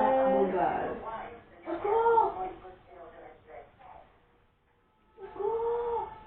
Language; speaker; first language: French; native; French